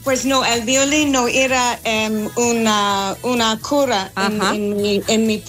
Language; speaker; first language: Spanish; non-native, fluent; English